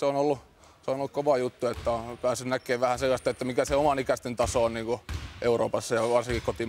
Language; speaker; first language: Finnish; native; Finnish